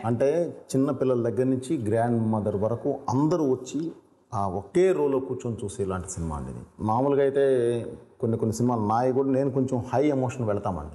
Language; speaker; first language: Telugu; native; Telugu